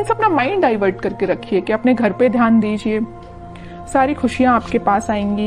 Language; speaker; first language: Hindi; native; Hindi